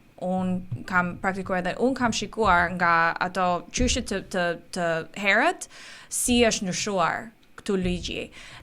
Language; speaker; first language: Albanian; early bilingual, heritage; Albanian